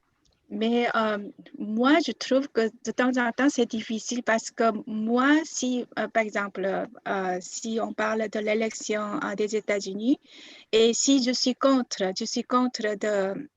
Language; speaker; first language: French; non-native, fluent; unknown